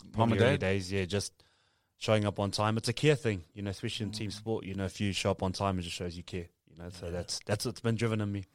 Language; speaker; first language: English; native; English